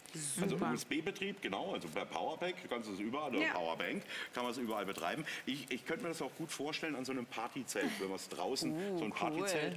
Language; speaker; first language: German; native; German